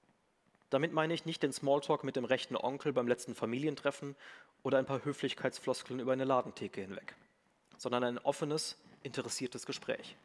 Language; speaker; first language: German; native; German